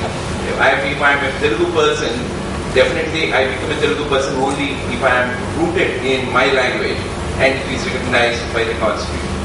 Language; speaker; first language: English; non-native, local second language; Telugu